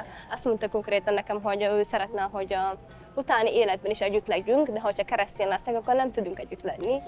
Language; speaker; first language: Hungarian; non-native, fluent; Somali